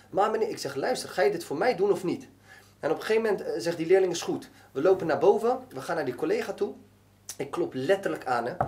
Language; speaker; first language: Dutch; early bilingual, other home language; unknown